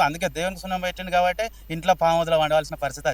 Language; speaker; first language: Telugu; native; Telugu